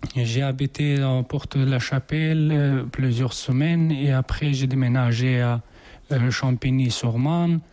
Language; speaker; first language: French; non-native, learner; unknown